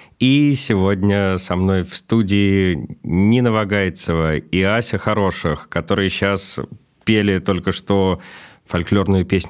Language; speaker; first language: Russian; native; Russian